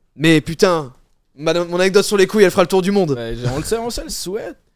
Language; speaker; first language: French; native; French